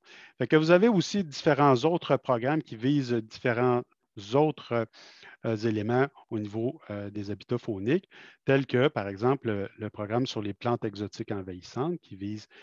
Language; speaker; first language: French; native; French